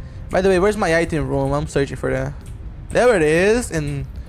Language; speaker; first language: English; non-native, fluent; Portuguese